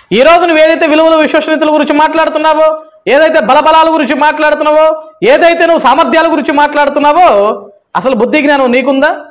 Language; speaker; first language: Telugu; native; Telugu